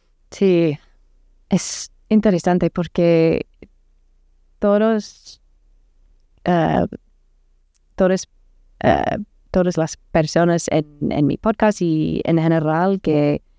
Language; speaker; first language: Spanish; non-native, learner; English